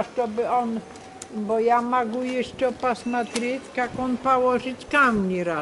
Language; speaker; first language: Russian; non-native, learner; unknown